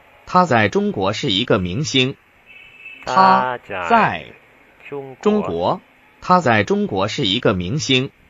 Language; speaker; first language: Chinese; non-native, learner; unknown